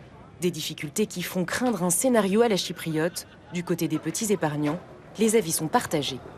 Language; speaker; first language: French; native; French